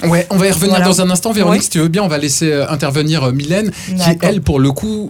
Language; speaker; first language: French; native; French